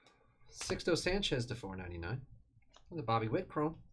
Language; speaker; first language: English; native; English